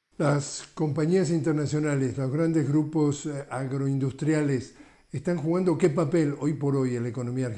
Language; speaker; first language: Spanish; native; Spanish